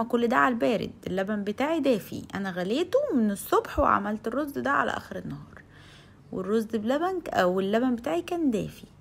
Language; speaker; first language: Arabic; native; Arabic